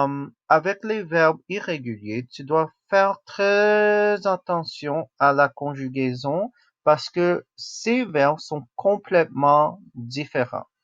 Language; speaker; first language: French; non-native, local second language; English